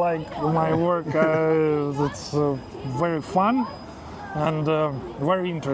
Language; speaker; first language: English; non-native, learner; Russian